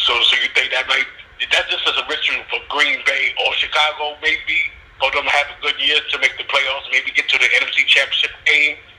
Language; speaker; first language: English; native; English